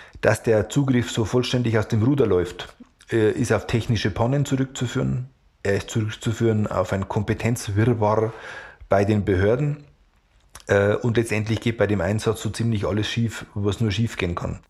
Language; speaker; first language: German; native; German